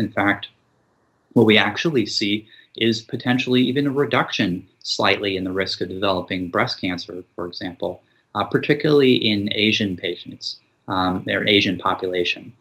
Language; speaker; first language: English; native; English